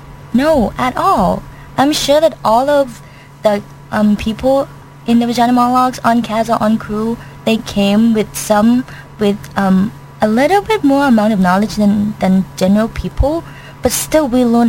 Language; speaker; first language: English; non-native, fluent; Thai